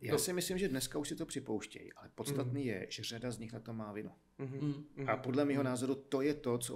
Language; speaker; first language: Czech; native; Czech